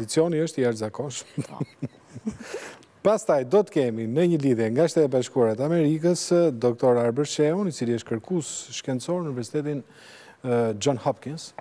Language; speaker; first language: Albanian; native; Albanian